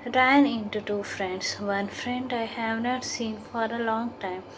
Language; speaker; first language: English; non-native, local second language; Kannada